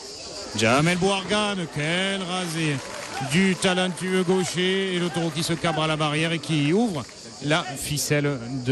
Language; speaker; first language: French; native; French